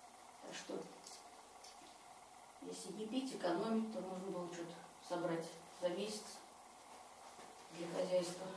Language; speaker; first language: Russian; native; Russian